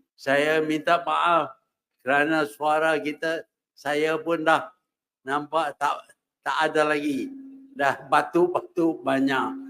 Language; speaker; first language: Malay; native; Malay